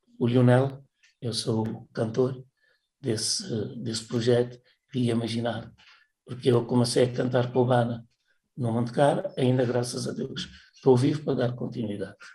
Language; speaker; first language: Portuguese; non-native, local second language; Kabuverdianu